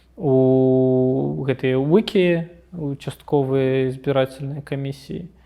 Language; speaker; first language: Belarusian; non-native, local second language; Russian